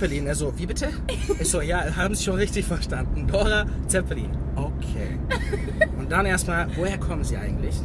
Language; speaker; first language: German; early bilingual, other home language; Bosnian